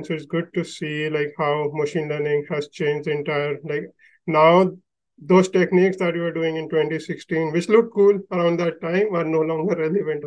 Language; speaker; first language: English; non-native, local second language; Hindi